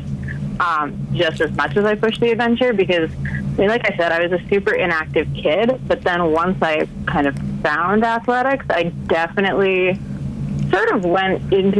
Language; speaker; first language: English; native; English